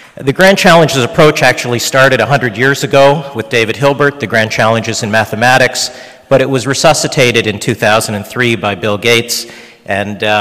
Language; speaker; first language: English; early bilingual, other home language; Hungarian